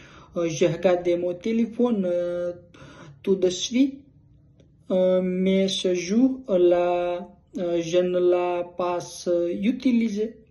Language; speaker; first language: French; non-native, learner; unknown